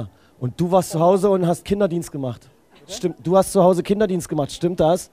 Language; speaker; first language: German; native; German